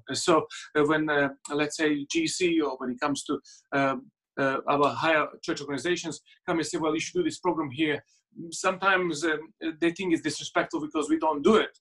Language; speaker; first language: English; non-native, fluent; Serbian